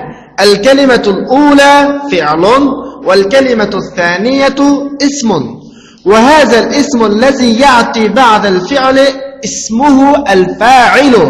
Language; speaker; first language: Arabic; non-native, fluent; Uzbek